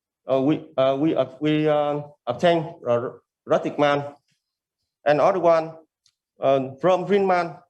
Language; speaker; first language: English; non-native, learner; Vietnamese